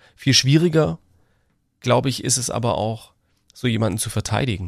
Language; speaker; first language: German; native; German